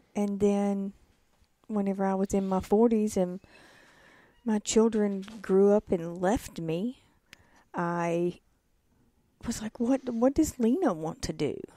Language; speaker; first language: English; native; English